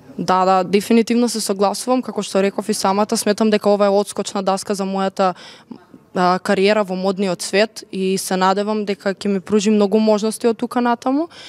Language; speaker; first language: Macedonian; native; Macedonian